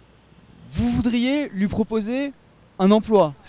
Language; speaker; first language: French; native; French